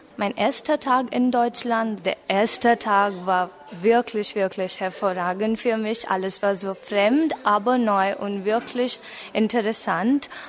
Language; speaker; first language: German; non-native, learner; Marathi